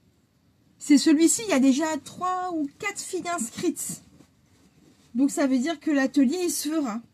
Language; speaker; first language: French; native; French